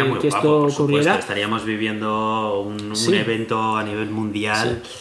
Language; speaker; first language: Spanish; native; Spanish